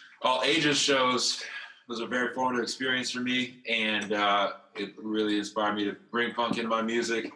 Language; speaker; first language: English; native; English